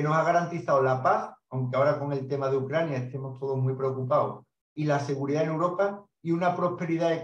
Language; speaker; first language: Spanish; native; Spanish